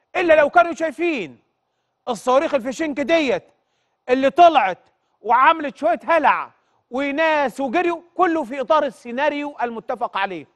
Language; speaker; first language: Arabic; native; Arabic